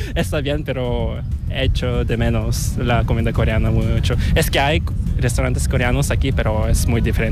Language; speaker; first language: Spanish; non-native, fluent; Korean